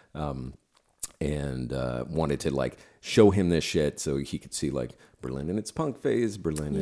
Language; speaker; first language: English; native; English